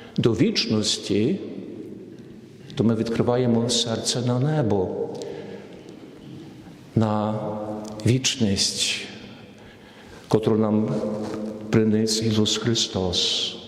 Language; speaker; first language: Polish; non-native, learner; Ukrainian